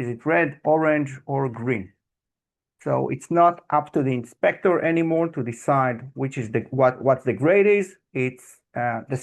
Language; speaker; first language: English; non-native, fluent; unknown